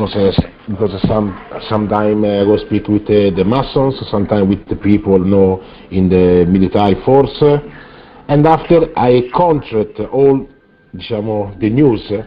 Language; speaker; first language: English; non-native, learner; Italian